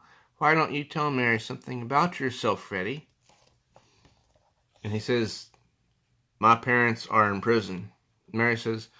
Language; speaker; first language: English; native; English